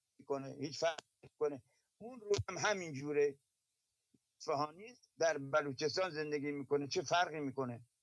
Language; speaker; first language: Persian; non-native, local second language; Baluchi